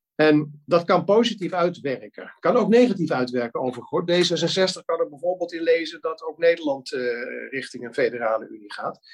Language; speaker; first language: Dutch; native; Dutch